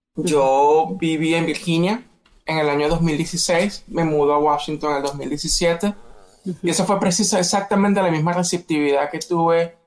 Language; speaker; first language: Spanish; native; Spanish